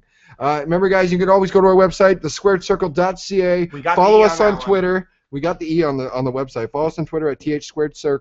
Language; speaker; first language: English; native; English